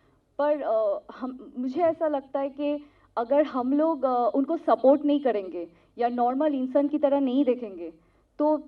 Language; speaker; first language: Hindi; non-native, local second language; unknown